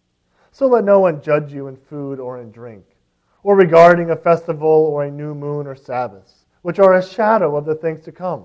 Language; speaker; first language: English; native; English